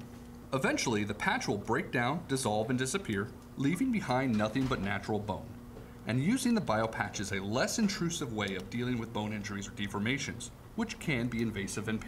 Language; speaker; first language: English; native; English